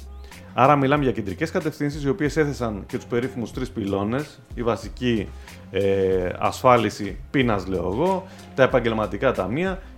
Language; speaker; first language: Greek; native; Greek